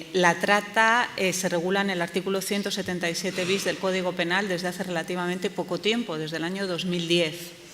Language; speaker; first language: Spanish; native; Spanish